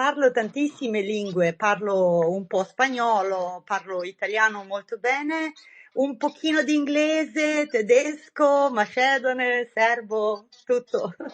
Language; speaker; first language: Italian; non-native, fluent; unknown